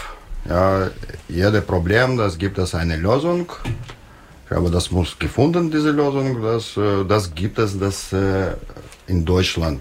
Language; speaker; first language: German; non-native, learner; Russian